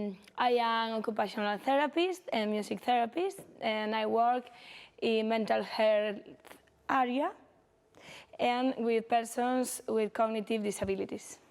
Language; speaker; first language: English; non-native, learner; Spanish